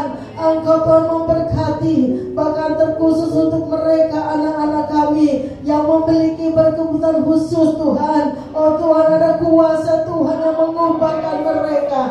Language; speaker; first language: Indonesian; native; Indonesian